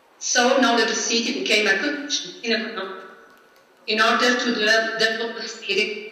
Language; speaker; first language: English; non-native, learner; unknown